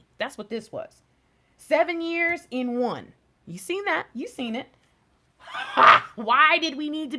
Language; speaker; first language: English; native; English